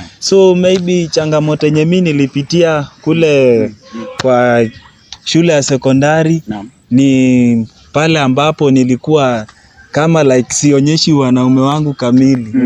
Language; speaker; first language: Swahili; non-native, local second language; Luyia